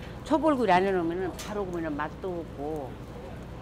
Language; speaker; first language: Korean; native; Korean